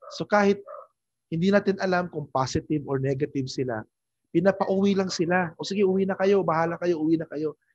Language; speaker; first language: Filipino; non-native, local second language; Hiligaynon